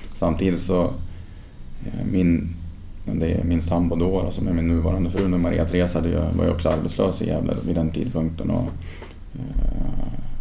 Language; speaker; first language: Swedish; native; Swedish